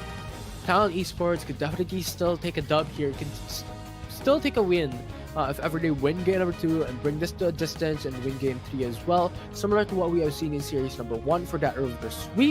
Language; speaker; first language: English; non-native, local second language; Filipino